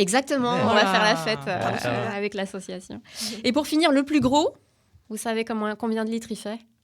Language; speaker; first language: French; native; French